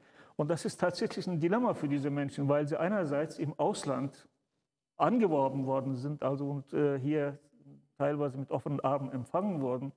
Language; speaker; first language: German; early bilingual, other home language; Turkish